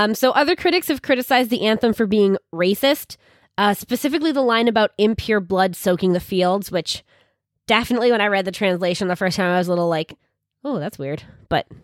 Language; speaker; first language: English; native; English